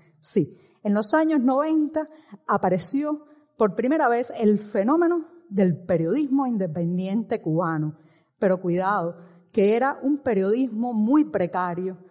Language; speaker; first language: Spanish; native; Spanish